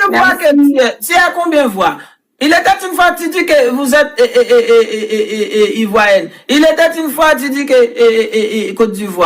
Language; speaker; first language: French; non-native, local second language; Haitian Creole